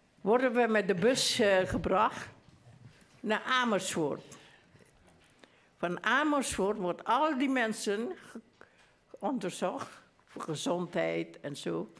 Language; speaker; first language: Dutch; early bilingual, other home language; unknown